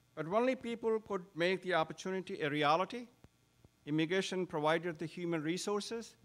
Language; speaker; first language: English; non-native, local second language; Urdu